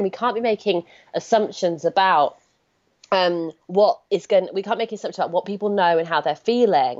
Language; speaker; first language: English; native; English